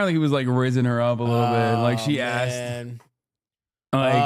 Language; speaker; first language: English; native; English